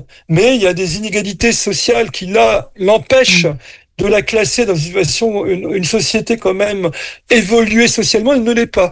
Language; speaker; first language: French; native; French